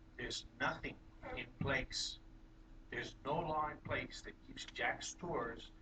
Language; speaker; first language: English; native; English